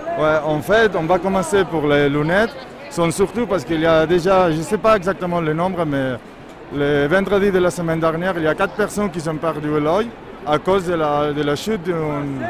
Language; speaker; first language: French; non-native, learner; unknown